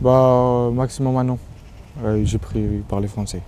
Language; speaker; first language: French; non-native, learner; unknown